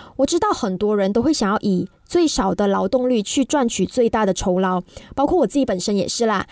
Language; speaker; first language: Chinese; native; Chinese